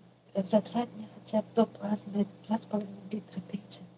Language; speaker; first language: Russian; non-native, learner; Tajik